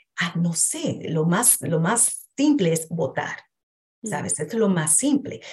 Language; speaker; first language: Spanish; early bilingual, heritage; Spanish